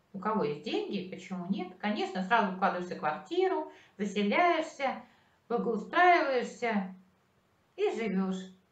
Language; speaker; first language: Russian; native; Russian